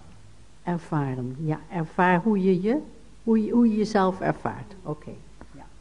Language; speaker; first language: Dutch; native; Dutch